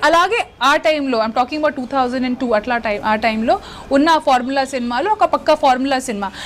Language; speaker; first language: Telugu; non-native, local second language; Hindi